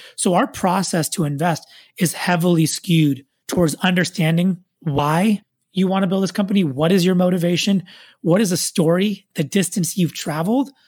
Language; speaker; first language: English; native; English